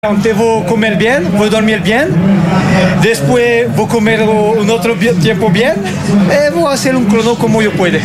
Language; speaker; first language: Portuguese; non-native, learner; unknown